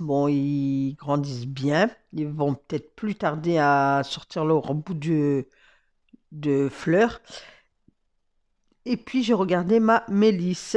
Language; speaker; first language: French; native; French